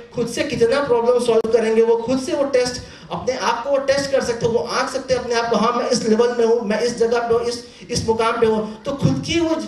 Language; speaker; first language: Hindi; non-native, local second language; Bangla